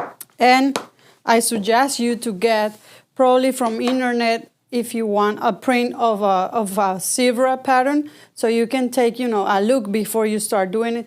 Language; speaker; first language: English; non-native, fluent; Spanish